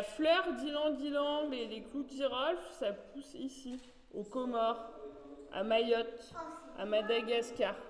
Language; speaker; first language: French; native; French